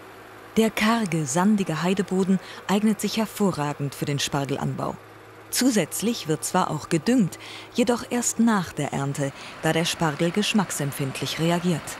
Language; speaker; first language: German; native; German